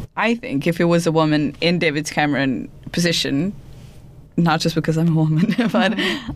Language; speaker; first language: English; non-native, fluent; Portuguese